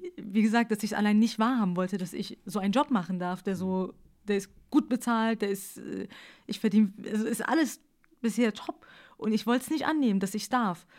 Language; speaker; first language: German; early bilingual, other home language; Persian